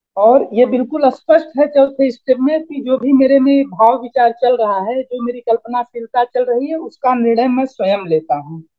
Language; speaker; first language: Hindi; native; Hindi